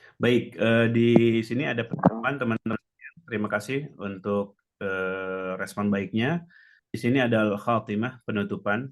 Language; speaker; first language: Indonesian; native; Indonesian